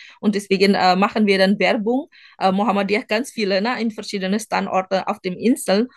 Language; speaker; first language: German; non-native, learner; Indonesian